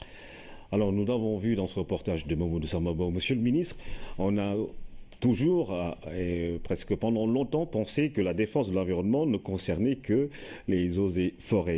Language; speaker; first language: French; non-native, local second language; Wolof